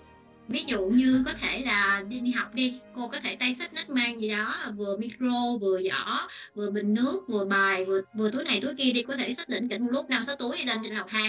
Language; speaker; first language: Vietnamese; native; Vietnamese